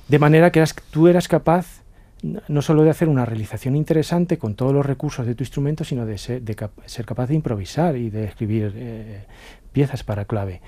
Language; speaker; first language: Spanish; native; Spanish